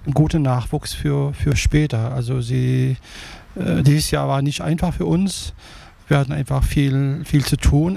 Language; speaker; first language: German; non-native, fluent; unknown